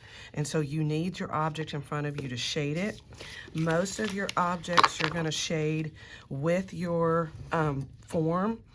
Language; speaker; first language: English; native; English